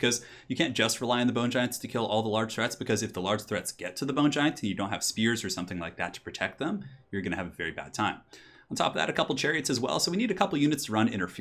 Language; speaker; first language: English; native; English